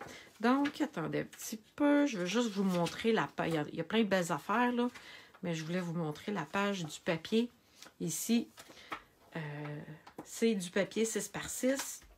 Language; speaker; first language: French; native; French